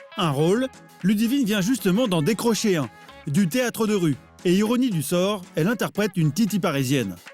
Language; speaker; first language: French; native; French